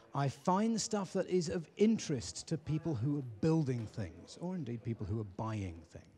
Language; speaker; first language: English; native; English